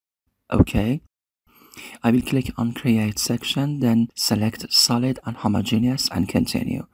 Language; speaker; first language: English; non-native, fluent; Persian